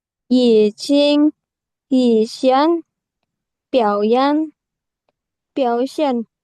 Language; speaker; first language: Chinese; non-native, learner; Indonesian